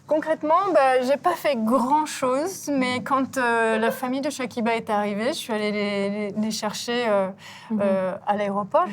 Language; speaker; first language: French; native; French